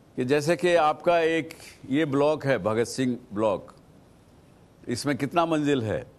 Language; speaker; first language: Hindi; native; Hindi